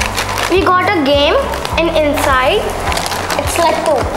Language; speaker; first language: English; non-native, local second language; Hindi